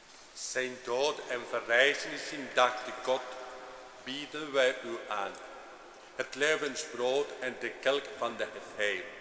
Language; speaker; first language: Dutch; non-native, fluent; Spanish